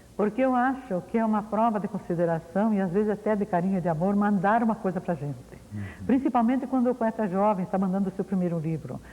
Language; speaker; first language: Portuguese; early bilingual, other home language; Ukrainian